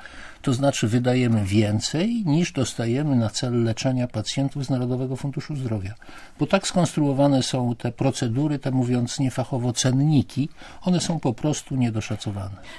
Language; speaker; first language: Polish; native; Polish